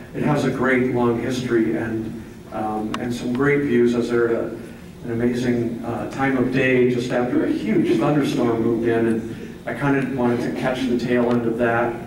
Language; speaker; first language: English; native; English